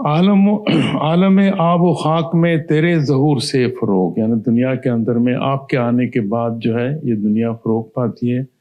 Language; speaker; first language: Urdu; non-native, local second language; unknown